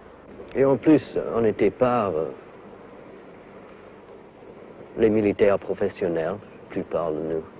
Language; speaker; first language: French; non-native, fluent; English